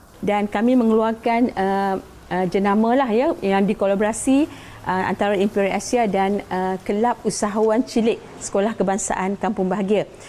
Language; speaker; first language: Malay; native; Malay